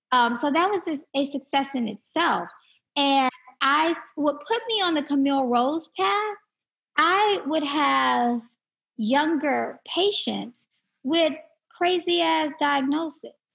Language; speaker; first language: English; native; English